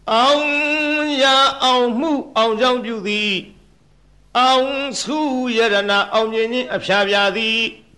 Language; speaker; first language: Burmese; native; Burmese